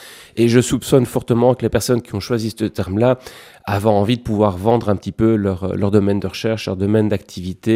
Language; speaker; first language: French; native; French